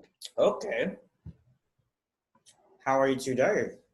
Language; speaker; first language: English; non-native, fluent; Vietnamese